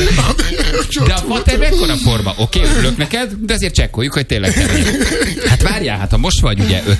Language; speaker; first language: Hungarian; native; Hungarian